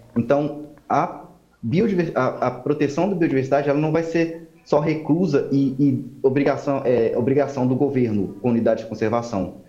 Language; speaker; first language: Portuguese; native; Portuguese